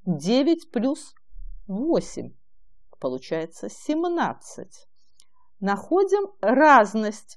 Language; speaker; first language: Russian; native; Russian